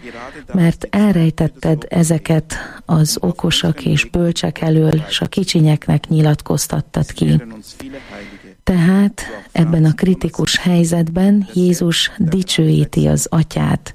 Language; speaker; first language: Hungarian; native; Hungarian